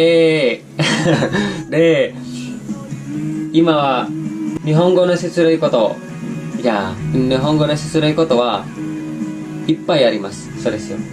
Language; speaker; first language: Japanese; non-native, learner; Sundanese